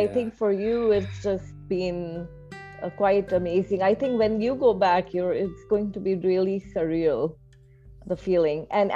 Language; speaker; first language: English; non-native, local second language; Hindi